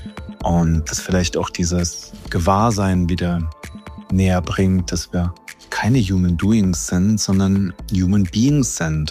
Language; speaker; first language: German; native; German